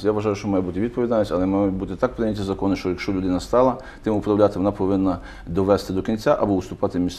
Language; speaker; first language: Ukrainian; native; Ukrainian